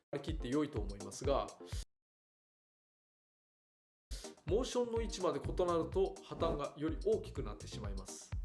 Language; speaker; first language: Japanese; native; Japanese